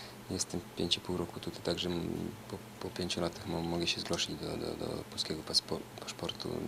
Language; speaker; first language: Polish; non-native, fluent; Serbian